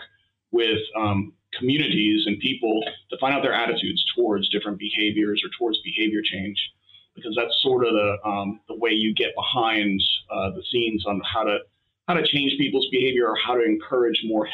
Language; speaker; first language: English; native; English